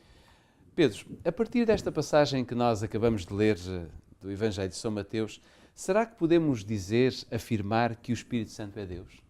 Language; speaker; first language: Portuguese; native; Portuguese